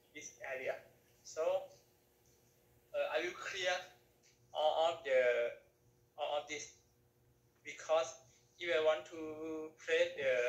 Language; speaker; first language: English; non-native, learner; Thai